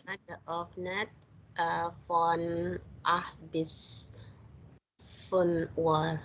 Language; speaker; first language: German; non-native, learner; Indonesian